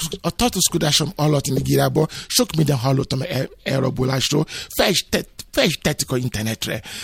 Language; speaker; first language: Hungarian; non-native, learner; Yoruba